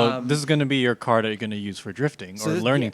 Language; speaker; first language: English; native; English